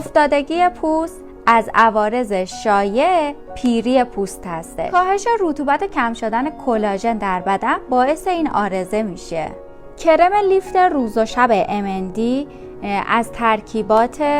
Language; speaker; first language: Persian; native; Persian